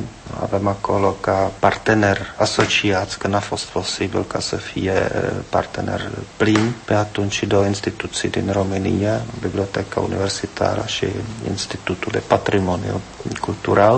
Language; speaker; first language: Romanian; non-native, fluent; Czech